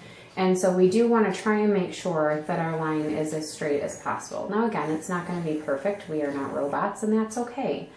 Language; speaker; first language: English; native; English